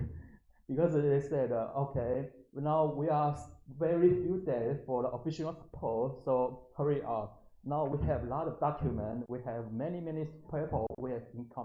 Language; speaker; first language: English; non-native, learner; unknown